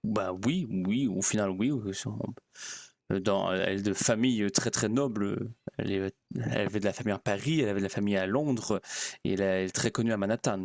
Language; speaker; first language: French; native; French